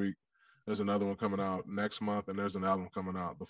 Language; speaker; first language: English; native; English